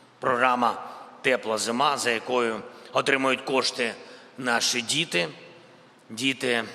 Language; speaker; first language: Ukrainian; non-native, local second language; Russian